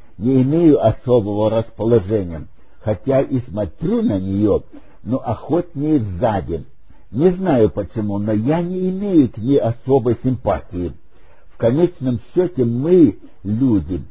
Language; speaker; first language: Russian; non-native, local second language; German